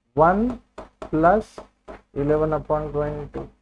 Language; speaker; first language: Hindi; non-native, local second language; Marathi